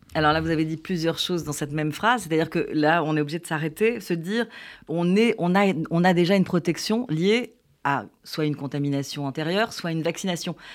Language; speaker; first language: French; native; French